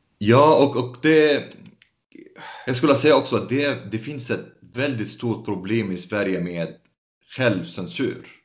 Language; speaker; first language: Swedish; non-native, fluent; Arabic